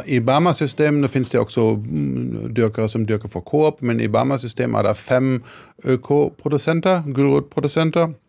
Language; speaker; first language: Norwegian; non-native, fluent; German